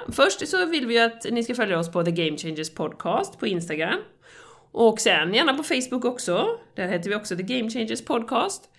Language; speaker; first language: Swedish; native; Swedish